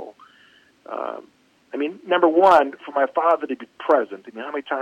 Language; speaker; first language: English; native; English